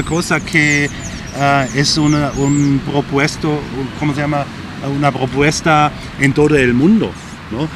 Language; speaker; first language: Spanish; non-native, learner; German